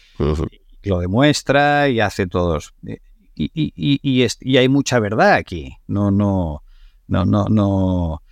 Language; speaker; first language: Spanish; non-native, local second language; Catalan